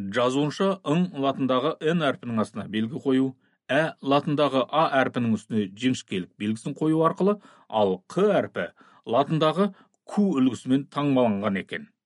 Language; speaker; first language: Kazakh; native; Kazakh